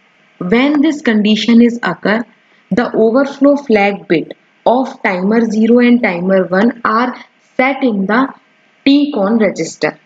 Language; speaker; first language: English; non-native, local second language; Hindi